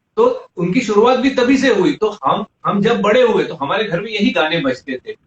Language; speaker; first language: Hindi; native; Hindi